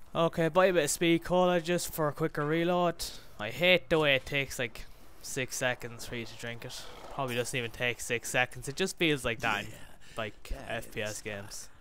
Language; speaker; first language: English; native; English